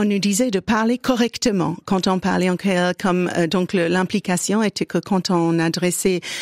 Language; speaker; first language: French; native; French